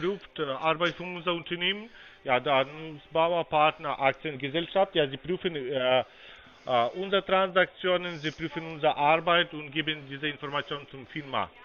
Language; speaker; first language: German; non-native, fluent; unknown